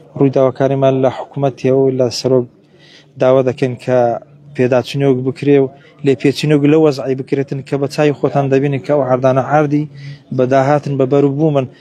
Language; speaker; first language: Central Kurdish; native; Central Kurdish